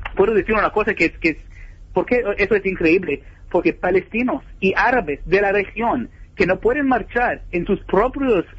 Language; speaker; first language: Spanish; non-native, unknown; Hebrew